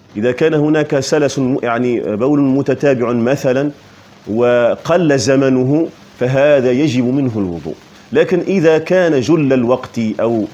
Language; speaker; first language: Arabic; native; Arabic